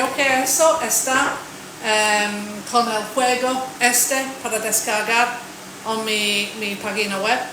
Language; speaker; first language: Spanish; non-native, fluent; English